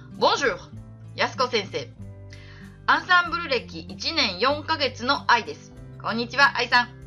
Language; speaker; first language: Japanese; native; Japanese